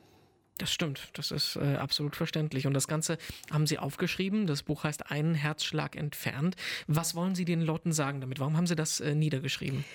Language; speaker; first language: German; native; German